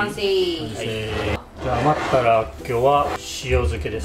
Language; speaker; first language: Japanese; native; Japanese